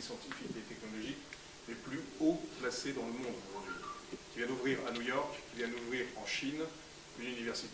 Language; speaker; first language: French; native; French